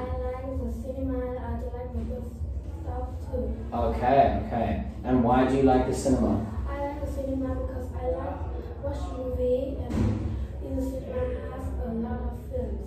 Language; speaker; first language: English; non-native, learner; Vietnamese